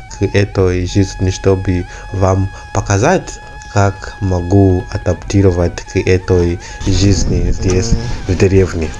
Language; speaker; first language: Russian; non-native, learner; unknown